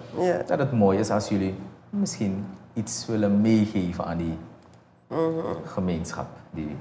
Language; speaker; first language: Dutch; native; Dutch